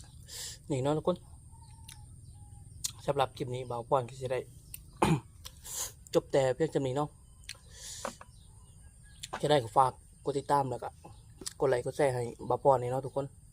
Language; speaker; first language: Thai; non-native, local second language; Northeastern Thai